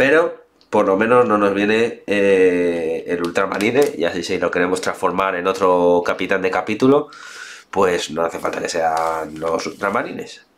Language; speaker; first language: Spanish; native; Spanish